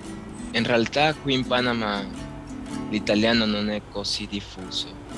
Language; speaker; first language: Italian; non-native, fluent; Spanish